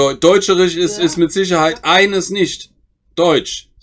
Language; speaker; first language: German; native; German